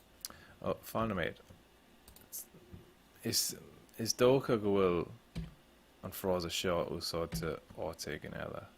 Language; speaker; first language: Irish; non-native, local second language; English